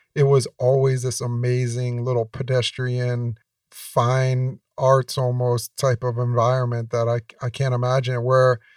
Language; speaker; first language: English; native; English